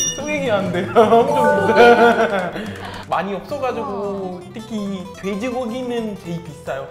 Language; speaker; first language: Korean; non-native, fluent; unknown